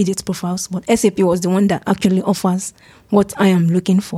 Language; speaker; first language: English; non-native, local second language; Yoruba